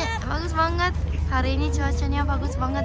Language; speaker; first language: Indonesian; non-native, learner; Japanese